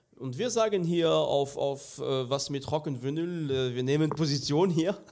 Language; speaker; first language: German; non-native, fluent; French